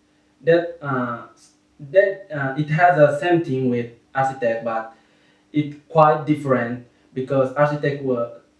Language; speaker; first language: English; non-native, learner; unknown